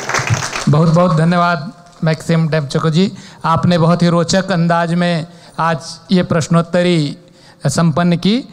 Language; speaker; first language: Hindi; native; Hindi